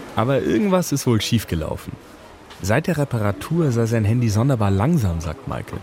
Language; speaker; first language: German; native; German